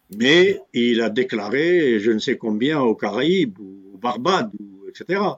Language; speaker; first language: French; non-native, local second language; Kabyle